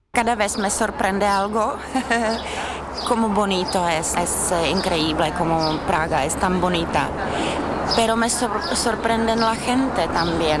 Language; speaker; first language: Spanish; non-native, learner; Czech